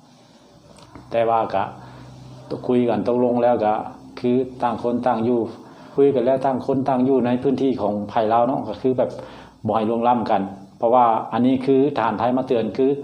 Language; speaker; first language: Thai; non-native, local second language; Lao